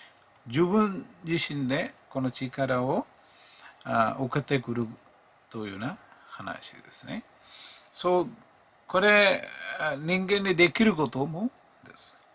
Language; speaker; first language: Japanese; non-native, fluent; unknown